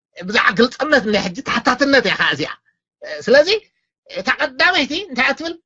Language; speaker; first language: Tigrinya; native; Tigrinya